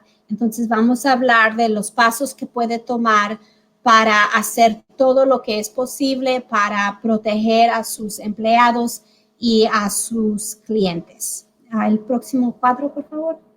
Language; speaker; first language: Spanish; early bilingual, heritage; Spanish